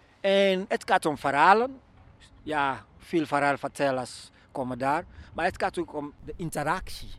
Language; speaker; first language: Dutch; non-native, learner; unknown